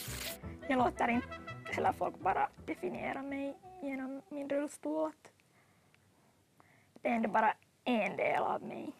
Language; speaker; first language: Swedish; native; Swedish